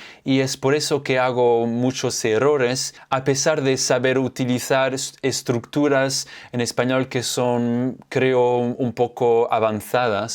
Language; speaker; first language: Spanish; non-native, fluent; French